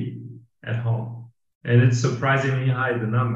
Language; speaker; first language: English; non-native, fluent; German